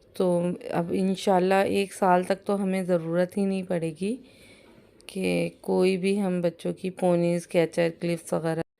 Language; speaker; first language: Urdu; native; Urdu